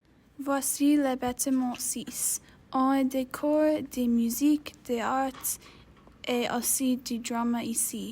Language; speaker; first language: French; non-native, learner; English